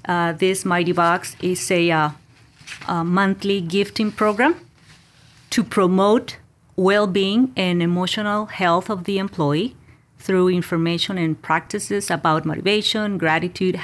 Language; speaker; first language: English; non-native, fluent; Spanish